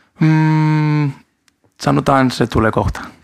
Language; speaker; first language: Finnish; non-native, learner; Spanish